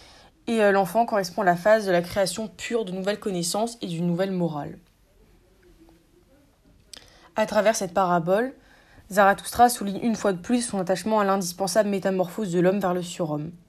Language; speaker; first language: French; native; French